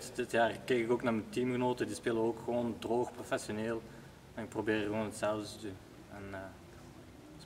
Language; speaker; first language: Dutch; native; Dutch